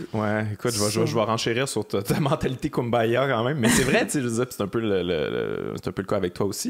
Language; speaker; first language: French; native; French